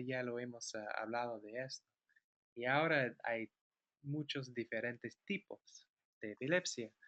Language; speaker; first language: Spanish; non-native, fluent; English